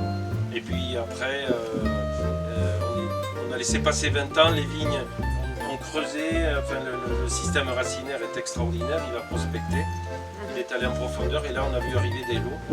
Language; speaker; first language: French; native; French